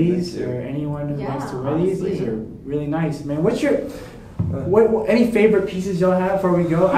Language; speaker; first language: English; native; English